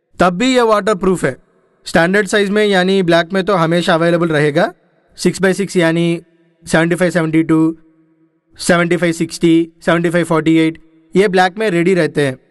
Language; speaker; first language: Hindi; non-native, local second language; Telugu